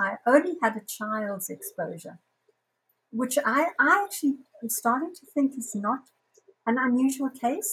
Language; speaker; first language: English; native; English